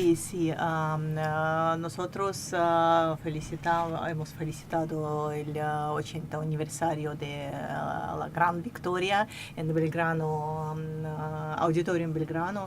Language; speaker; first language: Spanish; non-native, fluent; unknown